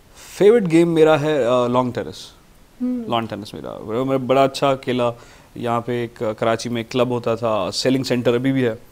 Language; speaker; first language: Urdu; native; Urdu